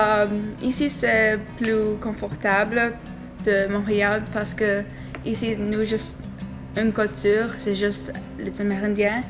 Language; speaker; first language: French; non-native, learner; English